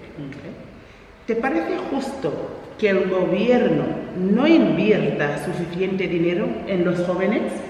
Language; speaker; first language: Spanish; non-native, fluent; English